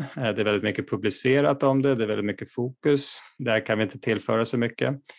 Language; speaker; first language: Swedish; native; Swedish